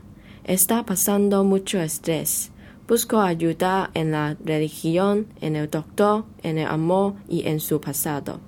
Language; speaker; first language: Spanish; non-native, learner; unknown